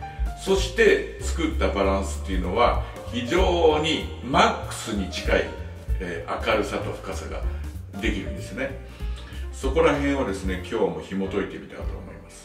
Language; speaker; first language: Japanese; native; Japanese